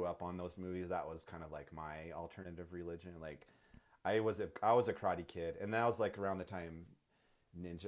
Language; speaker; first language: English; native; English